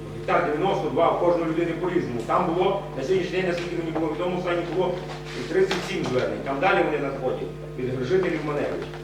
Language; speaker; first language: Ukrainian; native; Ukrainian